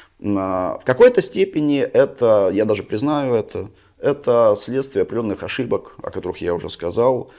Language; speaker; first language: Russian; native; Russian